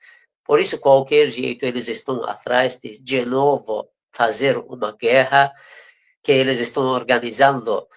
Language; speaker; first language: Portuguese; non-native, fluent; Persian